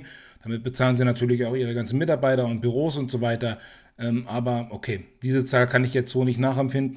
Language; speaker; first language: German; native; German